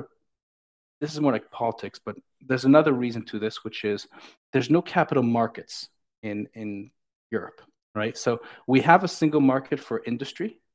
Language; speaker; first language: English; native; English